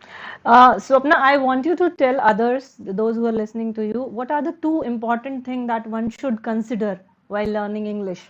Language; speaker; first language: English; non-native, local second language; Hindi